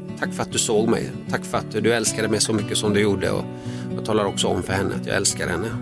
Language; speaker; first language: Swedish; early bilingual, other home language; Finnish